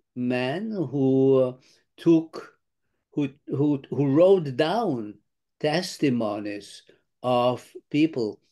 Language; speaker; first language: English; non-native, fluent; Lithuanian